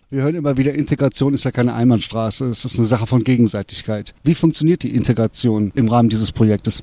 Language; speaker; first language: German; native; German